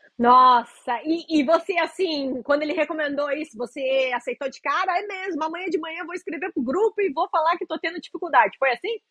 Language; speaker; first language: Portuguese; native; Portuguese